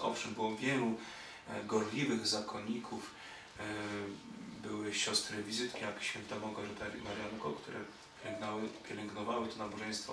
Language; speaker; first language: Polish; native; Polish